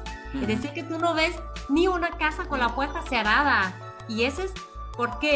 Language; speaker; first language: Spanish; non-native, fluent; Vietnamese